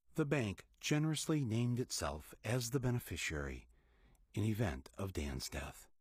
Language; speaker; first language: English; native; English